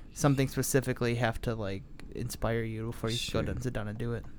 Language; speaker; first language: English; native; English